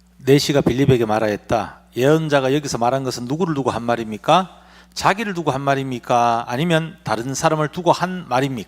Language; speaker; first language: Korean; native; Korean